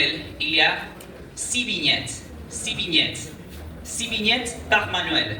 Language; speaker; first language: French; non-native, fluent; Spanish